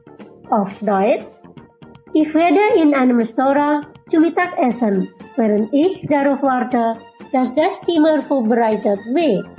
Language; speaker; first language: German; non-native, learner; Indonesian